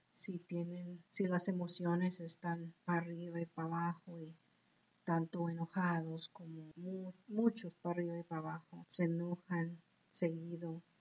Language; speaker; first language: Spanish; early bilingual, heritage; Spanish